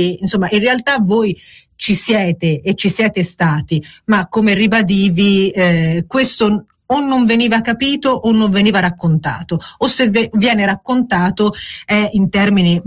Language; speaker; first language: Italian; native; Italian